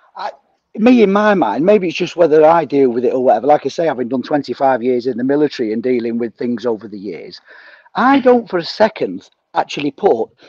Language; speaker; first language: English; native; English